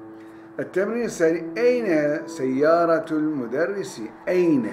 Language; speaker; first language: Arabic; non-native, fluent; Turkish